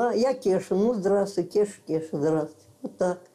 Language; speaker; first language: Russian; native; Russian